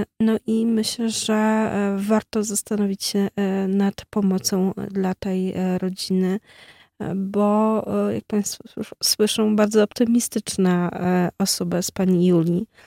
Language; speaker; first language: Polish; native; Polish